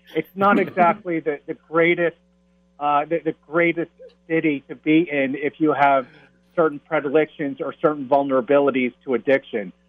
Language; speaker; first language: English; native; English